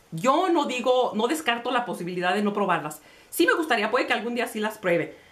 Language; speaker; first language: Spanish; early bilingual, heritage; Spanish